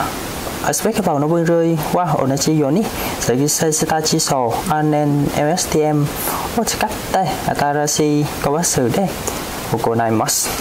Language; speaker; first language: Japanese; non-native, fluent; Vietnamese